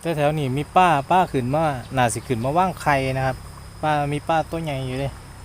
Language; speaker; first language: Thai; native; Thai